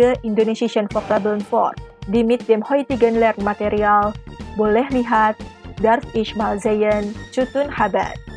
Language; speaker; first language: German; non-native, fluent; Indonesian